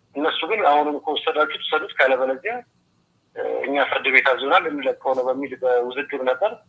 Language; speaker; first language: Amharic; native; Amharic